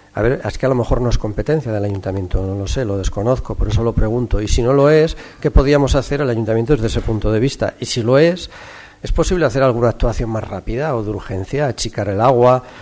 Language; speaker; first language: Spanish; non-native, local second language; Catalan